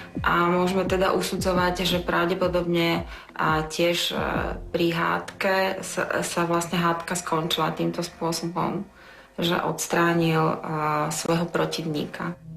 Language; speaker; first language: Slovak; native; Slovak